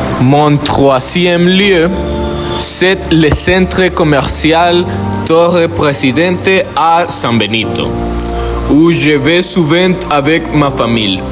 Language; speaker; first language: French; non-native, learner; Spanish